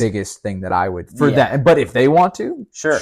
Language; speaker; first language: English; native; English